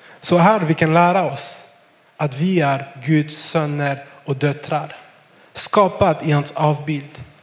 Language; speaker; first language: Swedish; non-native, fluent; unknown